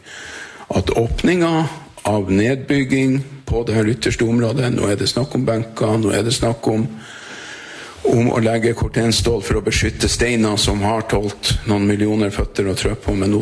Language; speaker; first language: Norwegian; native; Norwegian